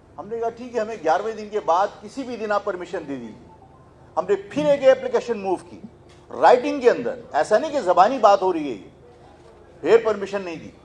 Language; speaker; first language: Urdu; native; Urdu